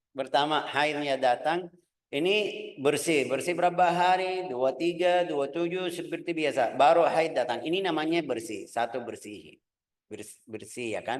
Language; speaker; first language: Indonesian; non-native, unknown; Arabic